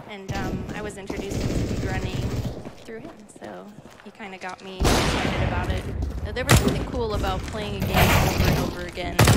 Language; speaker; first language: English; native; English